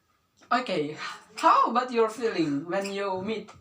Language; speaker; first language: English; non-native, learner; Indonesian